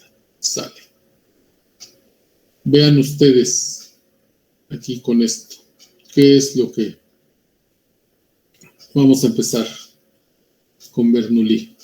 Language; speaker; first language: Spanish; native; Spanish